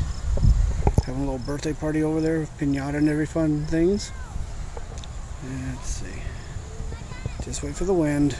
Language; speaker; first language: English; native; English